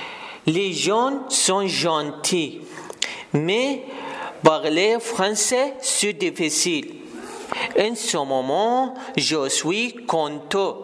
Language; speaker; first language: French; non-native, learner; Arabic